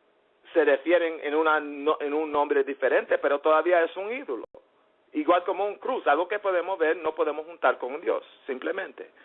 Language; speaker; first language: Spanish; early bilingual, heritage; English